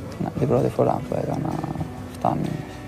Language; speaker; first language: Greek; non-native, fluent; Albanian